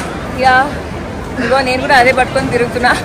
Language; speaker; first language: Telugu; native; Telugu